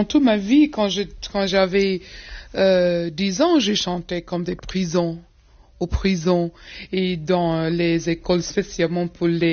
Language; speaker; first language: French; non-native, fluent; English